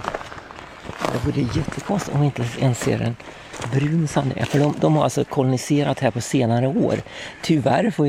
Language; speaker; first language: Swedish; native; Swedish